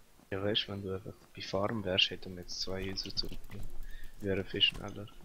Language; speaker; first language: German; native; German